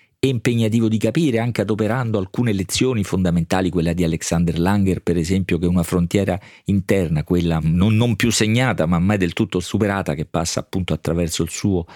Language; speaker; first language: Italian; native; Italian